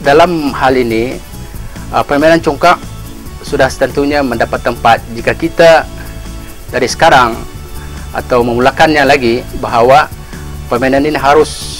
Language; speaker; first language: Malay; native; Malay